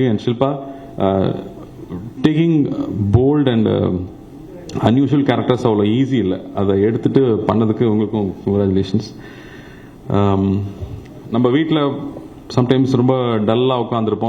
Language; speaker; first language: Tamil; native; Tamil